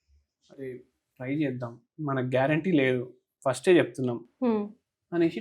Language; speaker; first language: Telugu; native; Telugu